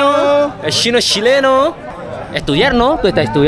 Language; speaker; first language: Spanish; non-native, learner; Indonesian